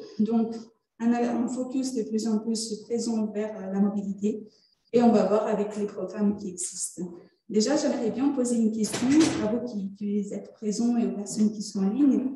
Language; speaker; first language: French; non-native, fluent; Italian